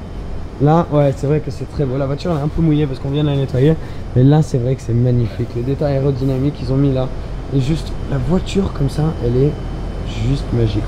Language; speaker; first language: French; native; French